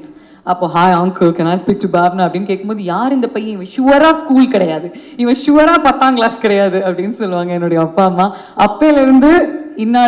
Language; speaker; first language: Tamil; native; Tamil